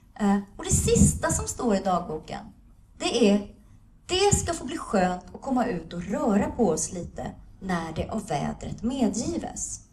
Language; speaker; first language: Swedish; native; Swedish